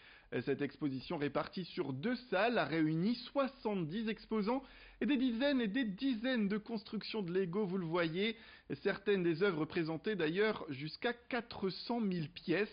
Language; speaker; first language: French; native; French